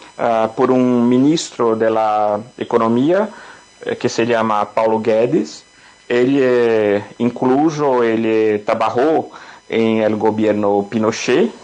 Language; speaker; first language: Spanish; non-native, fluent; Portuguese